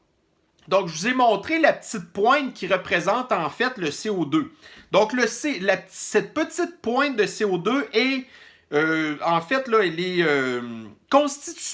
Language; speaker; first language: French; native; French